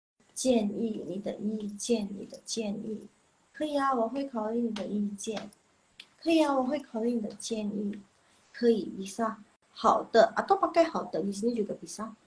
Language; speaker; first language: Chinese; non-native, local second language; Indonesian